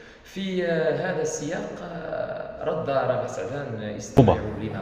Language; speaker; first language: Arabic; native; Arabic